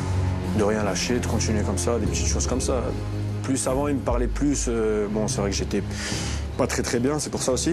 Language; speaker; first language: French; native; French